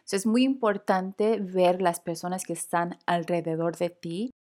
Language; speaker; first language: Spanish; early bilingual, heritage; Spanish